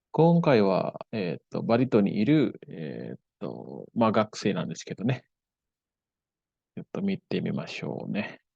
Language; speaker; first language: Japanese; non-native, fluent; Indonesian